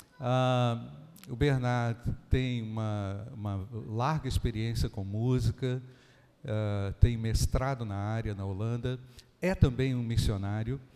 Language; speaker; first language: Portuguese; native; Portuguese